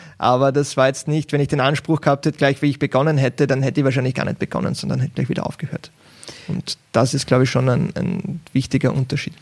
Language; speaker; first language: German; native; German